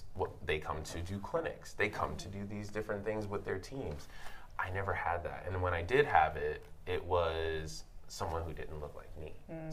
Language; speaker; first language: English; native; English